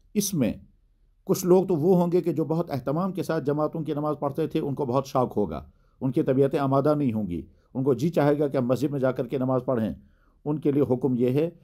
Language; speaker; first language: Urdu; non-native, local second language; Kashmiri